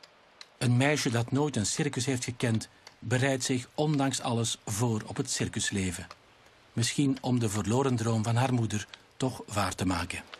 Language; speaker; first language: Dutch; native; Dutch